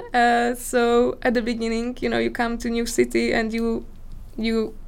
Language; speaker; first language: English; non-native, fluent; Slovak